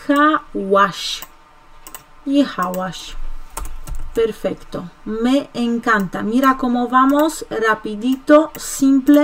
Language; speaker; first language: Spanish; non-native, fluent; Polish